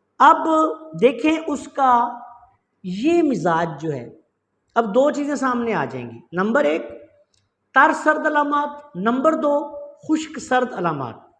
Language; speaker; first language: Urdu; non-native, local second language; Punjabi